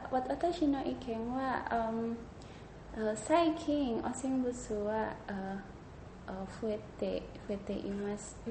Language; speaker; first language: Japanese; non-native, learner; Indonesian